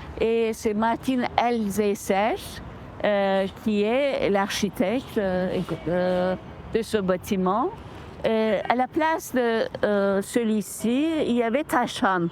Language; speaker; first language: French; non-native, fluent; Turkish